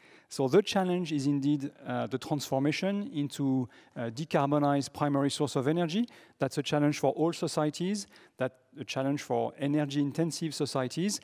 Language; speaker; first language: English; non-native, fluent; French